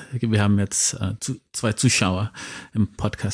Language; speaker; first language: German; non-native, fluent; Indonesian